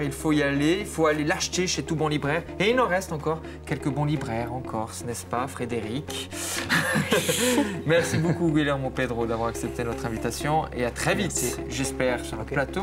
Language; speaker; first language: French; native; French